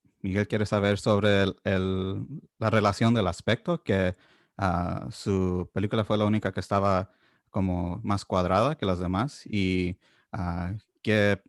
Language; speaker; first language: Spanish; non-native, fluent; English